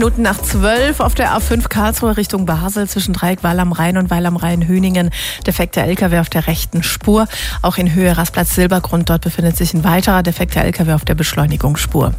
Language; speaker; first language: German; native; German